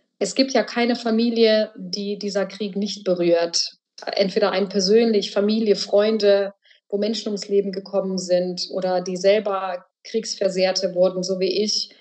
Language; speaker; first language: German; early bilingual, other home language; Bosnian